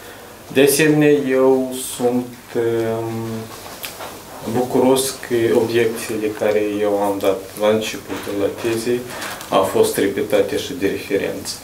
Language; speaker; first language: Romanian; non-native, local second language; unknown